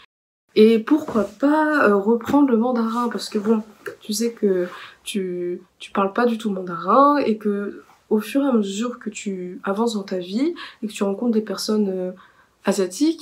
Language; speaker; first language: French; native; French